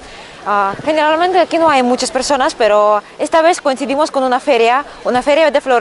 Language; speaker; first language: Spanish; non-native, fluent; Russian